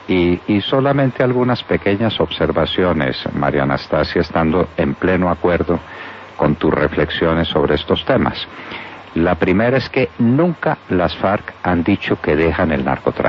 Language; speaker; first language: Spanish; native; Spanish